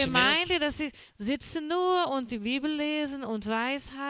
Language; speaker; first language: German; non-native, learner; Portuguese